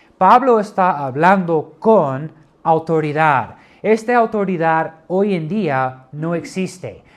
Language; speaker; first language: Spanish; non-native, fluent; English